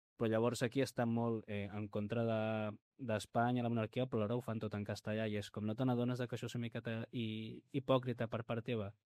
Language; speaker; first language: Catalan; early bilingual, other home language; Spanish